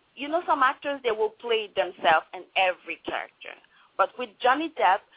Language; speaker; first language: English; non-native, fluent; French